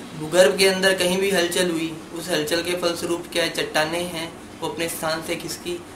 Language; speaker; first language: Hindi; native; Hindi